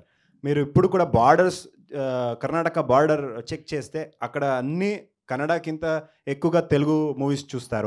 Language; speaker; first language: Telugu; non-native, learner; Kannada